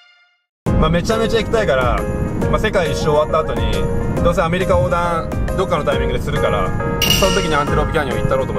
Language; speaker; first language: Japanese; native; Japanese